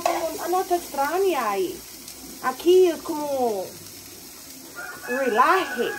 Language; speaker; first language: Spanish; non-native, learner; English